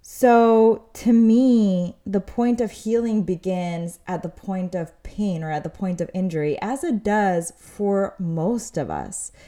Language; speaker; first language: English; early bilingual, other home language; Spanish